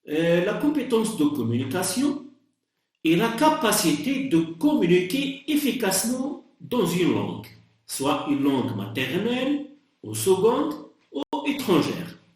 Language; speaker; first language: French; non-native, local second language; Arabic